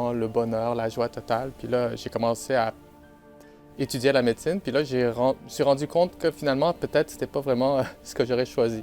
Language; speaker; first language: French; native; French